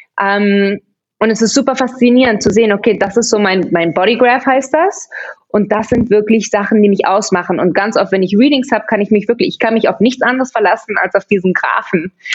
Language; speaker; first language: German; early bilingual, heritage; German